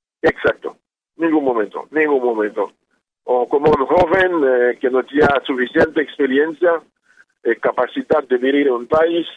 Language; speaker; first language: Spanish; non-native, learner; Haitian Creole